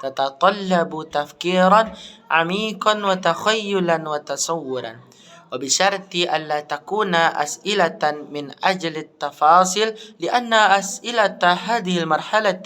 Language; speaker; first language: Arabic; non-native, learner; Indonesian